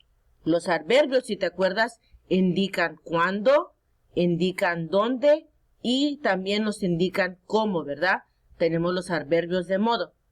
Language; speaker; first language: Spanish; early bilingual, heritage; Spanish